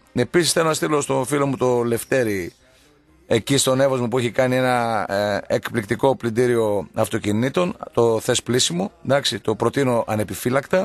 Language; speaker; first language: Greek; native; Greek